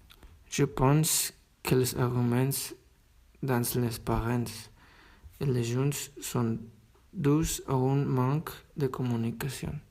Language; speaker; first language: French; non-native, learner; Spanish